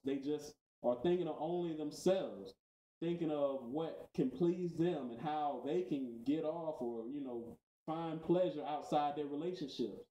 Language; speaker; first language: English; native; English